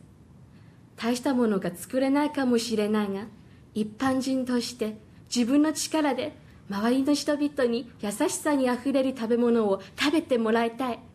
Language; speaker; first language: Japanese; non-native, fluent; Chinese